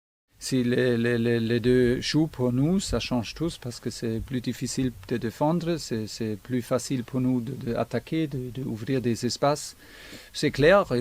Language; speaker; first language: French; non-native, fluent; German